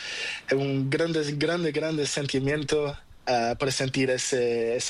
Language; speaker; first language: Spanish; non-native, learner; Portuguese